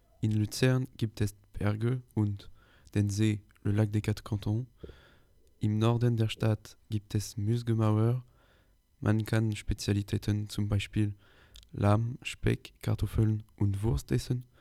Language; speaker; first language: German; non-native, learner; French